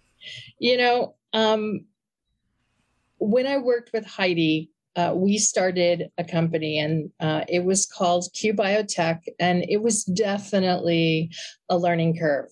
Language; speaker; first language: English; native; English